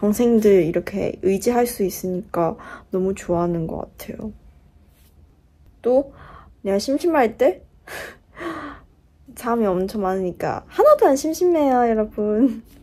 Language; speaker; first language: Korean; non-native, fluent; Chinese